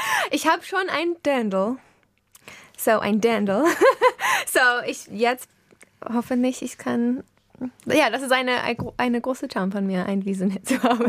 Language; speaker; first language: German; non-native, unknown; English